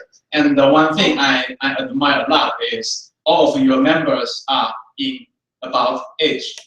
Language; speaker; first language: English; non-native, fluent; Chinese